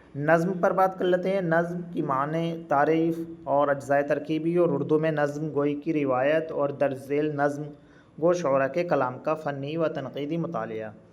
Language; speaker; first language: Urdu; native; Urdu